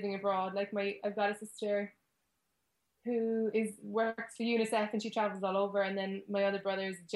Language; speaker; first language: English; native; English